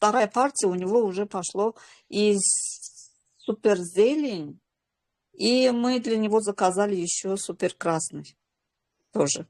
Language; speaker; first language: Russian; non-native, local second language; Azerbaijani